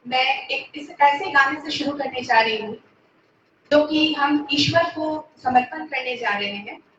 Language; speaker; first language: Hindi; non-native, local second language; Bangla